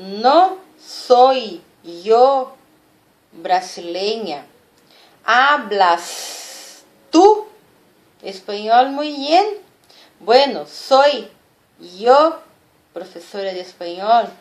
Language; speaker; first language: Spanish; non-native, fluent; Portuguese